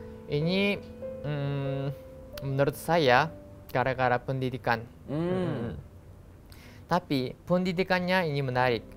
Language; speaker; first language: Indonesian; non-native, learner; Japanese